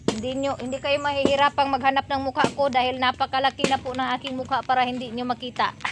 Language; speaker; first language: Filipino; non-native, local second language; Cebuano